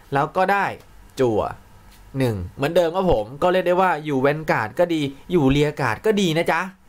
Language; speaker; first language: Thai; native; Thai